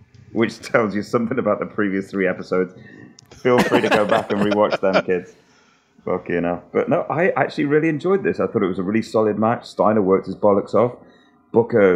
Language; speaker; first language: English; native; English